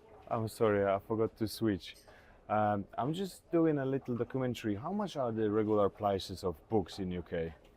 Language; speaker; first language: English; non-native, fluent; Polish